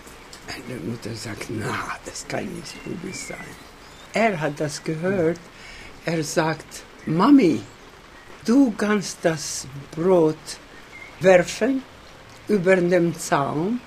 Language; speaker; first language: German; non-native, fluent; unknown